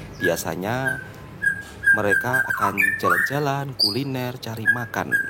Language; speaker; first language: Indonesian; native; Indonesian